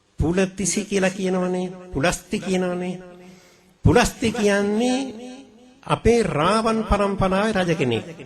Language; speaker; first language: Sinhala; native; Sinhala